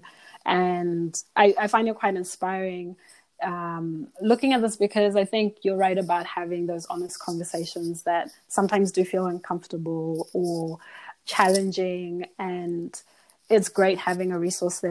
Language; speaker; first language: English; non-native, local second language; Shona